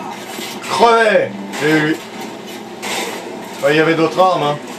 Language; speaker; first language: French; native; French